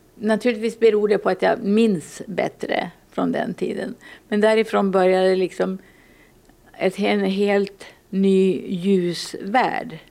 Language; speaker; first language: Swedish; early bilingual, other home language; Finnish